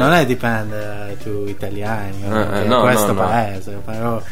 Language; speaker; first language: Italian; non-native, learner; Persian